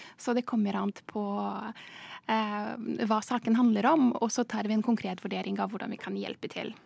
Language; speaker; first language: Norwegian; non-native, fluent; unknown